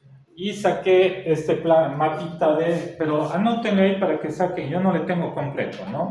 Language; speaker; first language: Spanish; native; Spanish